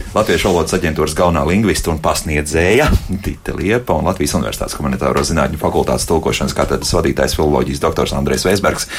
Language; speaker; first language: Latvian; native; Latvian